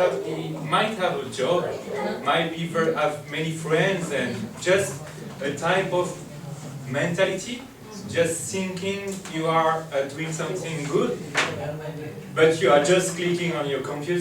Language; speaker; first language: English; non-native, fluent; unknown